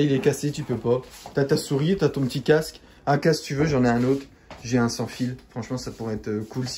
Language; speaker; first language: French; native; French